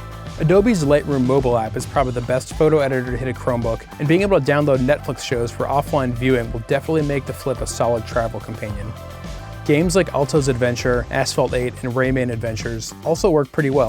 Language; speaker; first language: English; native; English